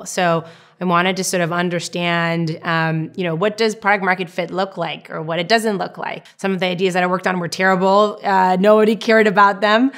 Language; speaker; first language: English; non-native, fluent; Hebrew